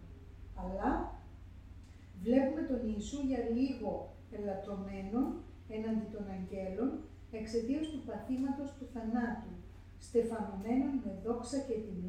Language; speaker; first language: Greek; non-native, fluent; English